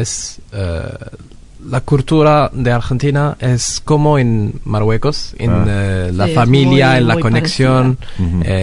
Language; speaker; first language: Spanish; non-native, learner; Arabic